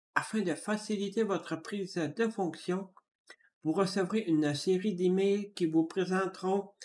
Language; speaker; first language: French; native; French